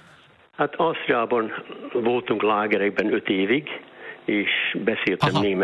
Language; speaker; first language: Hungarian; early bilingual, heritage; Hungarian